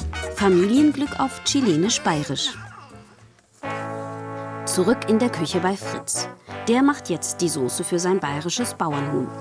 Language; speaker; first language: German; native; German